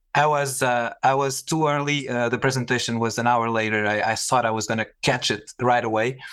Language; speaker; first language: English; non-native, fluent; Portuguese